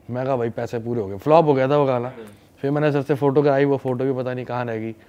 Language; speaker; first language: Hindi; native; Hindi